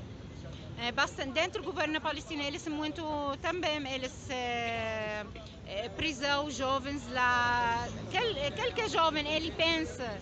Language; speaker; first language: Portuguese; non-native, learner; Arabic